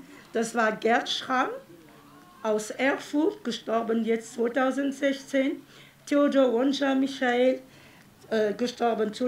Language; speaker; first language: German; non-native, fluent; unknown